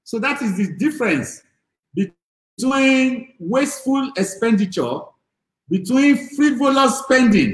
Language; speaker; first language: English; non-native, local second language; Yoruba